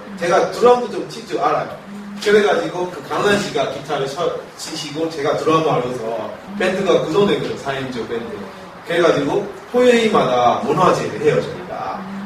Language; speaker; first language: Korean; non-native, fluent; Burmese